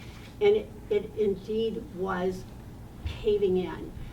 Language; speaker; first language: English; native; English